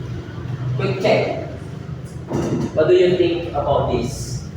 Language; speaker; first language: English; non-native, fluent; Indonesian